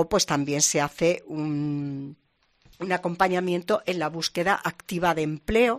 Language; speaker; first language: Spanish; native; Spanish